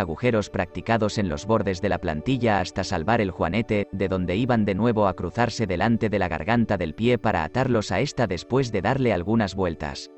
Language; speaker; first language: Spanish; native; Spanish